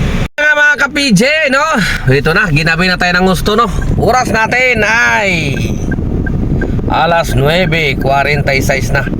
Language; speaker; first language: Filipino; native; Filipino